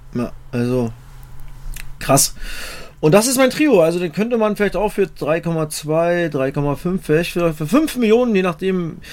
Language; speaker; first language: German; native; German